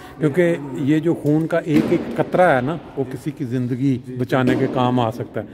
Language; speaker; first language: Urdu; non-native, local second language; Punjabi